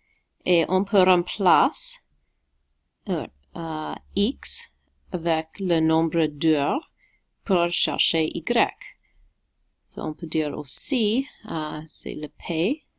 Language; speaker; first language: French; non-native, local second language; English